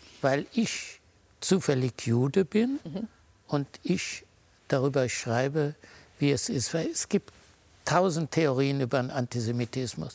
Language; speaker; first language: German; early bilingual, heritage; German